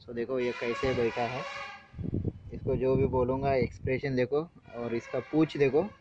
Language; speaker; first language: Hindi; non-native, local second language; Marathi